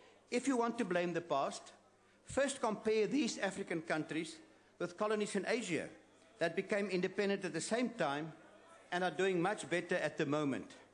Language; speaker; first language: English; non-native, local second language; Afrikaans